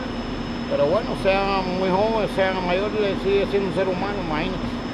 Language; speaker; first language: Spanish; native; Spanish